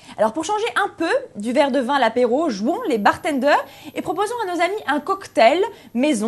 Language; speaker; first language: French; native; French